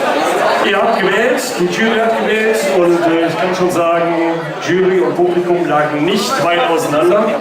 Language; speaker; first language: German; native; German